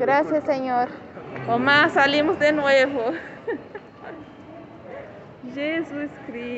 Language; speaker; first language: Spanish; non-native, learner; Portuguese